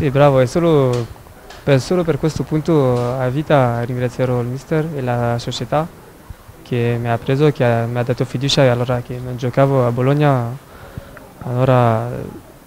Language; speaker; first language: Italian; non-native, fluent; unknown